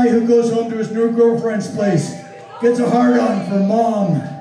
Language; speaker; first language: English; native; English